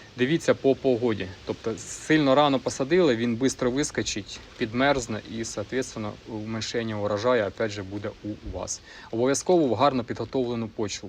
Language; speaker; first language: Ukrainian; non-native, local second language; Russian